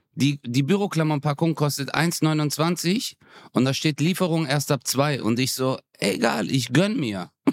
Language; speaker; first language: German; early bilingual, other home language; Turkish